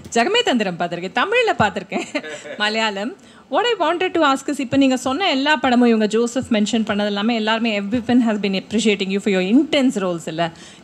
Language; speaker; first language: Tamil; native; Tamil